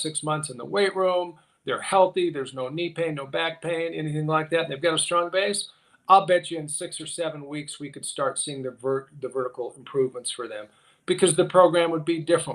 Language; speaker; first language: English; native; English